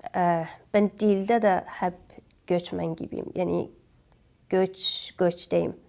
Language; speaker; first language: Turkish; non-native, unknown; Kurdish